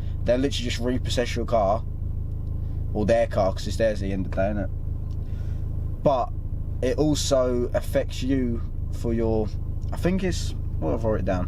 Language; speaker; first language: English; native; English